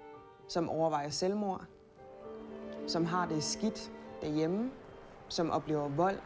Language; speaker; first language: Danish; native; Danish